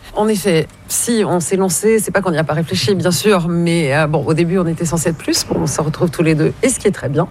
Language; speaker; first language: French; native; French